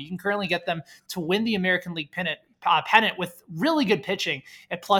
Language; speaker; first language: English; native; English